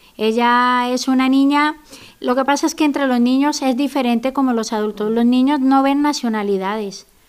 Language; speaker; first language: Spanish; native; Spanish